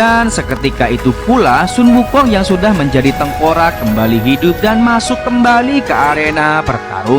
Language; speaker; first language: Indonesian; native; Indonesian